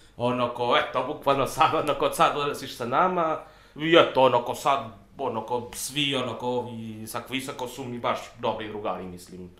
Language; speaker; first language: Serbian; non-native, fluent; Spanish